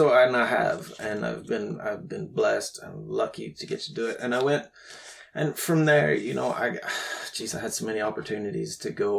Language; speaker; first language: English; native; English